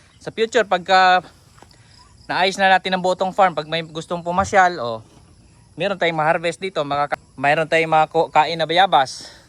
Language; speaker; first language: Filipino; non-native, local second language; Cebuano